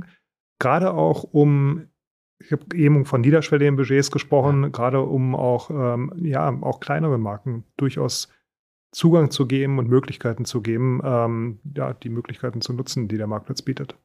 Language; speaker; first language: German; native; German